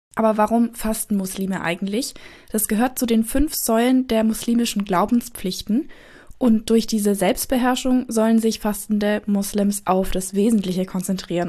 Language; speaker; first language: German; native; German